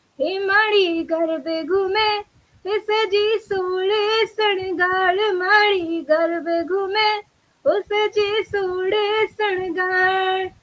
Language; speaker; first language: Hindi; non-native, local second language; Bangla